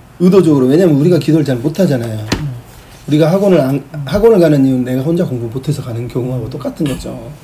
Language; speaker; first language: Korean; native; Korean